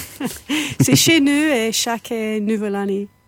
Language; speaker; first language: French; non-native, fluent; English